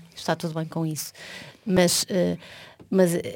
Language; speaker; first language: Portuguese; non-native, fluent; Swedish